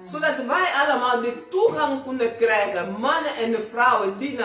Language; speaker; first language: Dutch; non-native, learner; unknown